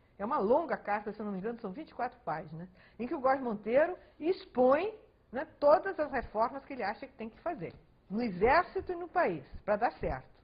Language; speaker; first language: Portuguese; early bilingual, other home language; Spanish